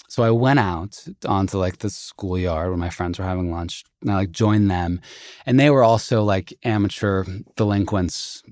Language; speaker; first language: English; native; English